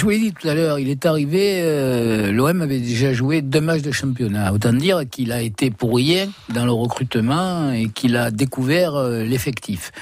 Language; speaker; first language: French; native; French